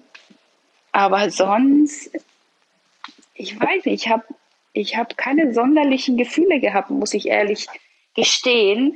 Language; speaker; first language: German; early bilingual, other home language; Persian